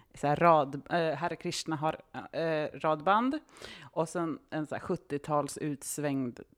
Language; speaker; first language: Swedish; native; Swedish